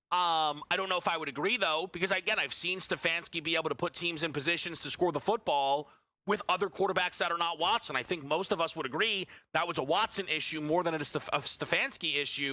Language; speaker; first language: English; native; English